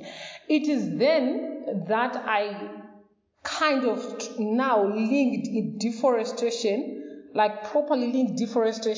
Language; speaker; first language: English; non-native, local second language; Shona